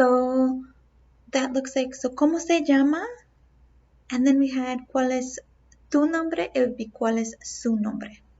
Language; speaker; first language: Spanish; non-native, fluent; English